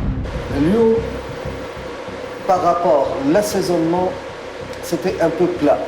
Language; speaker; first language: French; non-native, local second language; Arabic